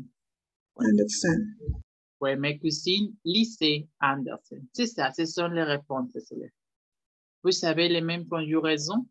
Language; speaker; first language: French; non-native, fluent; Spanish